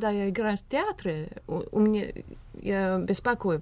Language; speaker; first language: Russian; non-native, learner; English